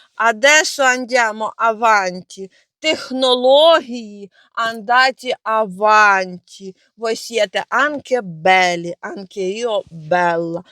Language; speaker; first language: Italian; non-native, learner; Ukrainian